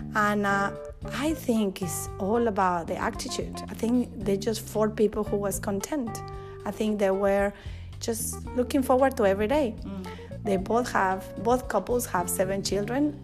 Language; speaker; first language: English; non-native, fluent; Spanish